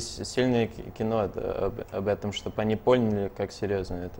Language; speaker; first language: Russian; early bilingual, heritage; Russian